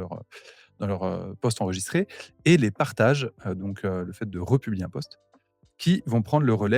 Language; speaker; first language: French; native; French